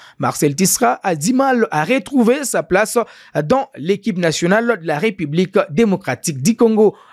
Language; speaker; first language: French; non-native, local second language; Swahili